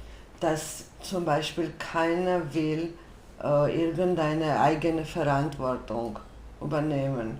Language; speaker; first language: German; non-native, fluent; Georgian